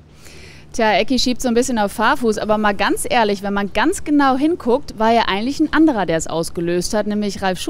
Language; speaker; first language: German; native; German